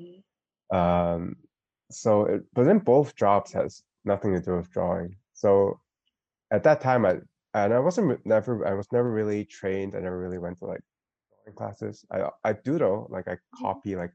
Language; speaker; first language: English; non-native, local second language; Cantonese